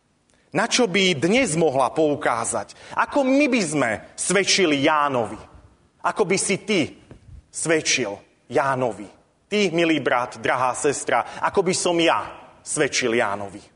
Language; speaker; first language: Slovak; native; Slovak